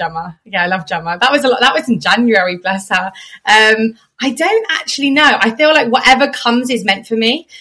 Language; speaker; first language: English; native; English